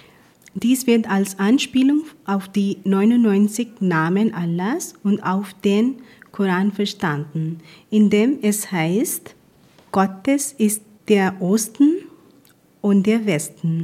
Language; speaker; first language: German; non-native, fluent; Punjabi